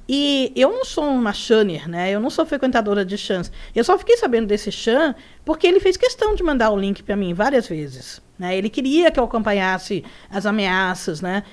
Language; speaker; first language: Portuguese; early bilingual, other home language; Spanish